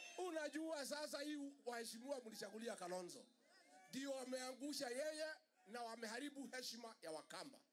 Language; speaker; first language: Swahili; non-native, local second language; Kikuyu